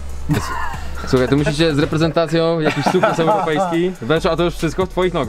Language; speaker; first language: Polish; native; Polish